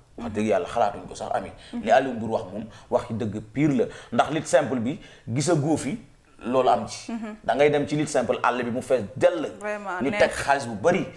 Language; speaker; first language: Wolof; non-native, local second language; Serer